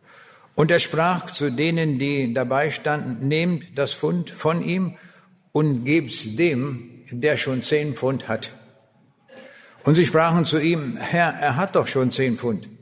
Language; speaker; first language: German; native; German